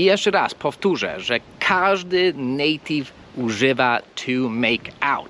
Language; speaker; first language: Polish; non-native, fluent; English